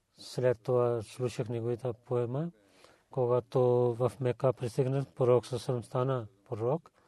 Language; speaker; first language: Bulgarian; non-native, learner; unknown